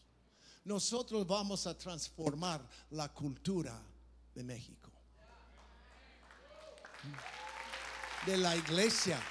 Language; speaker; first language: Spanish; non-native, fluent; English